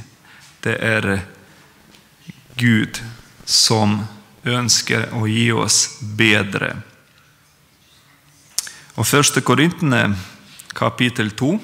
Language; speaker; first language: Swedish; non-native, fluent; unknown